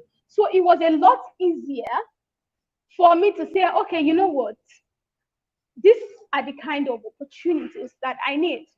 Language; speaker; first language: English; non-native, local second language; Yoruba